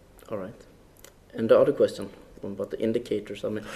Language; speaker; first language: English; non-native, fluent; Swedish